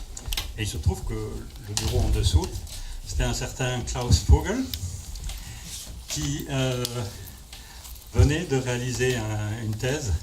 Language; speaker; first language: French; native; French